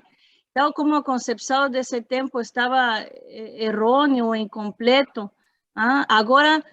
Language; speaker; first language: Portuguese; non-native, fluent; Spanish